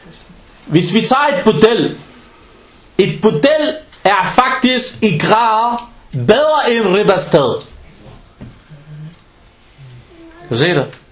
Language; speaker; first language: Danish; non-native, local second language; Arabic